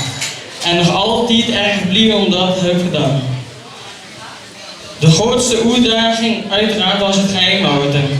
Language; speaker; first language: Dutch; native; Dutch